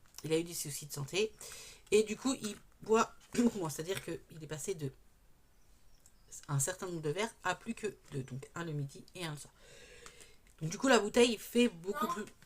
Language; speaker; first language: French; native; French